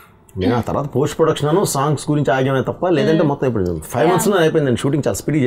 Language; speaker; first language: Telugu; native; Telugu